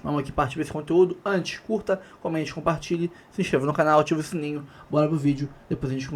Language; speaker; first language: Portuguese; native; Portuguese